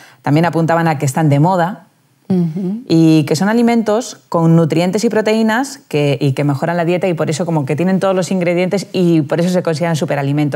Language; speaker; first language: Spanish; native; Spanish